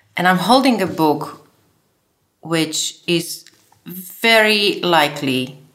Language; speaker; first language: English; non-native, fluent; Slovak